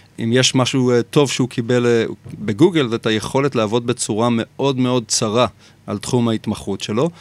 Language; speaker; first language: Hebrew; native; Hebrew